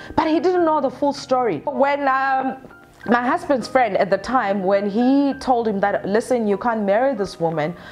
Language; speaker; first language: English; non-native, local second language; Northern Sotho